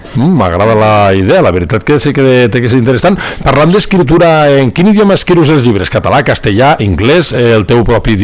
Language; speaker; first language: Catalan; native; Catalan